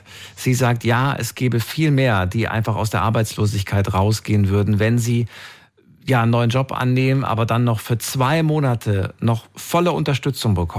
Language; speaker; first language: German; native; German